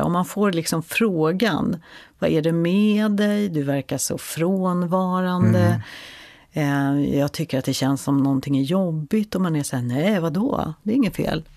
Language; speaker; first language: Swedish; native; Swedish